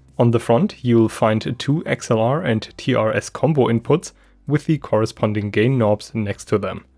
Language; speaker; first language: English; non-native, fluent; German